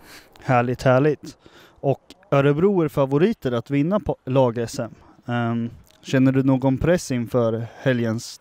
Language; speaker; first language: Swedish; native; Swedish